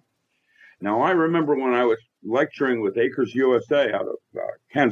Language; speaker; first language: English; native; English